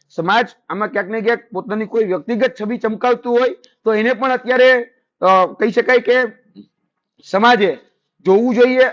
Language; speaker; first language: Gujarati; native; Gujarati